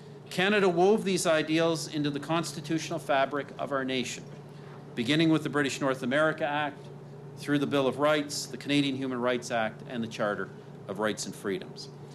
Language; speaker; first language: English; native; English